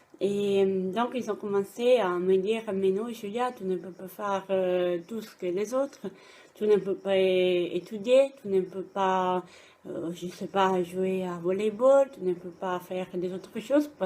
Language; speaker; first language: French; non-native, fluent; Italian